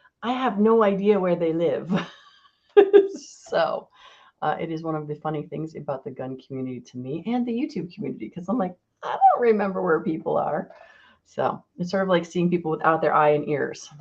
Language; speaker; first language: English; native; English